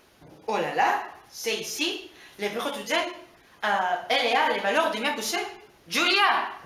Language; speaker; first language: French; non-native, learner; Spanish